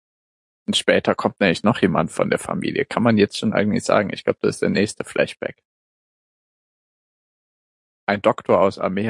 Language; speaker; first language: German; native; German